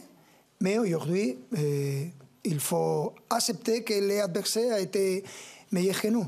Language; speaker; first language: French; non-native, fluent; Spanish